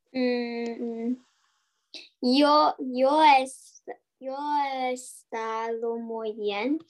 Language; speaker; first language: Spanish; non-native, learner; English